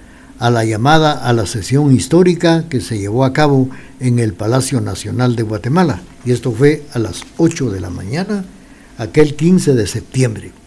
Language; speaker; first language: Spanish; native; Spanish